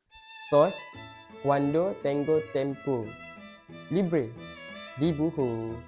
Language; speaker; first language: Spanish; non-native, learner; Malay